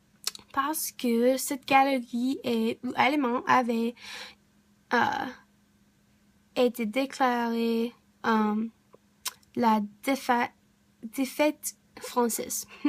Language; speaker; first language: French; non-native, learner; English